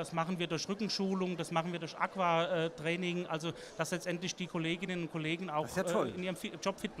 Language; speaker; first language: German; native; German